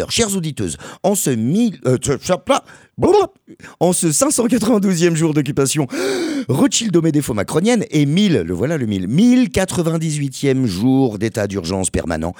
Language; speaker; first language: French; native; French